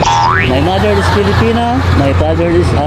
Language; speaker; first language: English; early bilingual, heritage; English